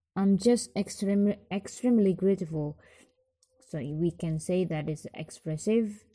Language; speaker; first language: English; non-native, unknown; Indonesian